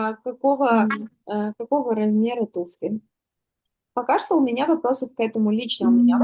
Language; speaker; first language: Russian; native; Russian